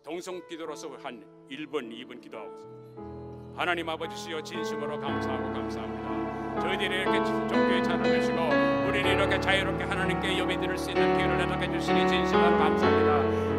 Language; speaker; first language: Korean; native; Korean